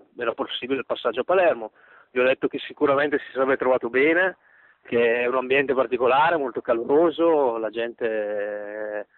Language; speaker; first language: Italian; native; Italian